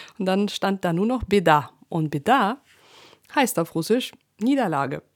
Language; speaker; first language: German; early bilingual, other home language; Russian